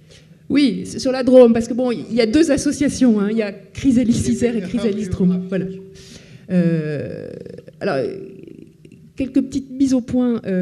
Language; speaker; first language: French; native; French